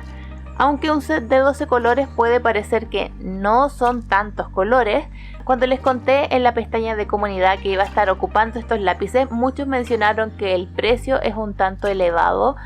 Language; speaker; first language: Spanish; native; Spanish